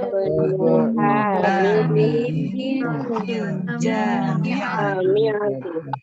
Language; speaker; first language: Arabic; non-native, learner; Indonesian